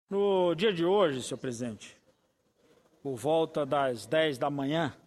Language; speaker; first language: Portuguese; native; Portuguese